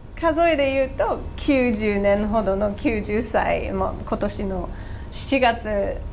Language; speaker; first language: Japanese; non-native, fluent; English